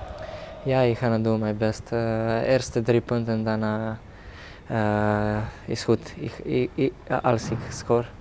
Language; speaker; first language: Dutch; non-native, learner; Serbian